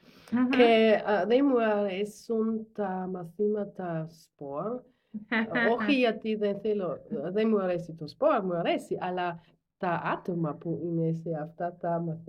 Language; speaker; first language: Greek; non-native, learner; German